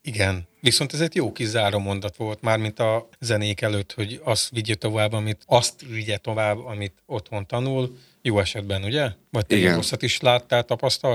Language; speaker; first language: Hungarian; native; Hungarian